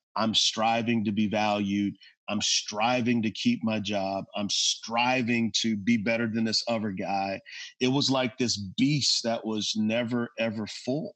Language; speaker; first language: English; native; English